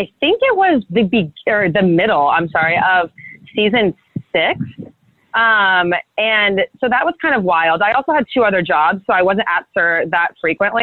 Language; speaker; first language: English; native; English